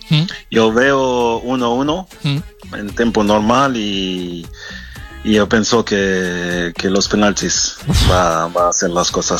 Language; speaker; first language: Spanish; non-native, fluent; French